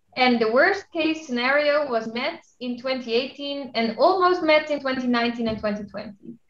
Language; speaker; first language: English; non-native, fluent; Dutch